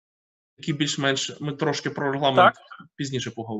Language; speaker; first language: Ukrainian; native; Ukrainian